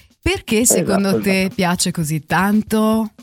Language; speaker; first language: Italian; native; Italian